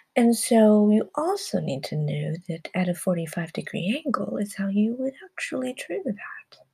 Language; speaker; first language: English; early bilingual, other home language; Spanish